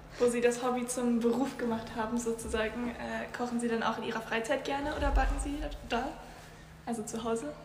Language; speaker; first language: German; native; German